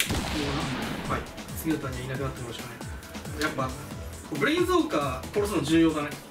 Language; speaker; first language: Japanese; native; Japanese